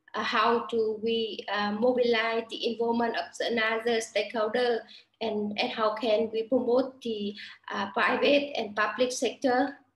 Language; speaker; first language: English; non-native, learner; Vietnamese